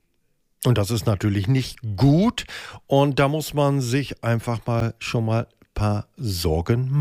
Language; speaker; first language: German; native; German